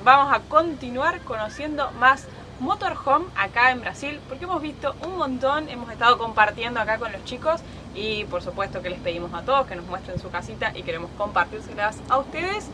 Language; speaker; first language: Spanish; native; Spanish